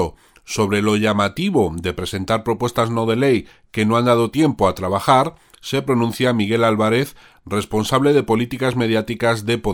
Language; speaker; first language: Spanish; native; Spanish